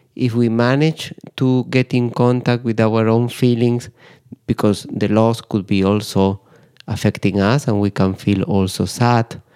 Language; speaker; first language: English; non-native, fluent; Spanish